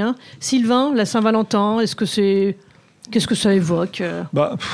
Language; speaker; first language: French; native; French